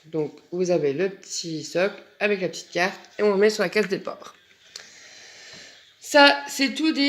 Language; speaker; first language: French; native; French